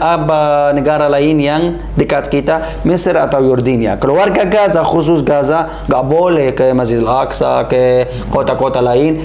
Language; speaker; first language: Indonesian; non-native, learner; Arabic